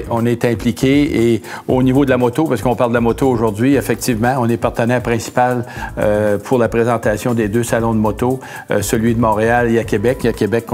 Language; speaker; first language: French; native; French